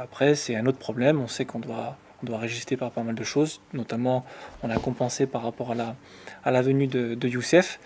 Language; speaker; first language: French; native; French